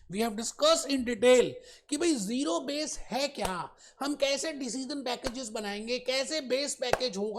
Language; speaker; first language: Hindi; native; Hindi